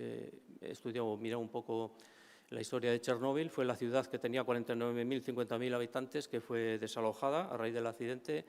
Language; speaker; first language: Spanish; native; Spanish